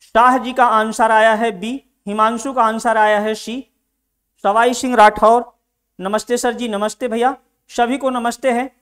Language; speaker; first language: Hindi; native; Hindi